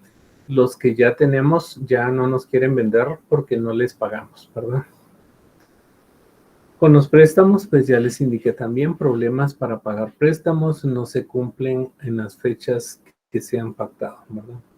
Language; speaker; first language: Spanish; native; Spanish